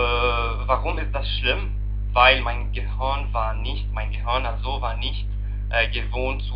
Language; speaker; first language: German; non-native, learner; Arabic